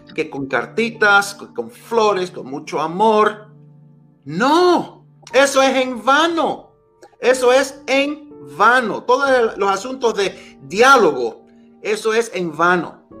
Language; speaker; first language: Spanish; early bilingual, heritage; Spanish